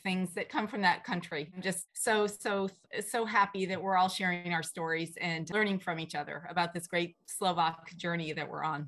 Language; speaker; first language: English; native; English